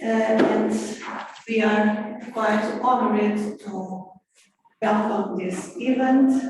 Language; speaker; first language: English; non-native, fluent; Portuguese